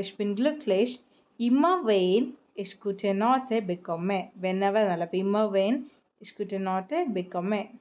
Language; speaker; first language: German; non-native, fluent; Malayalam